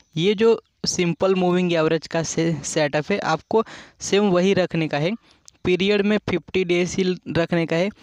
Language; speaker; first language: Hindi; non-native, local second language; Gujarati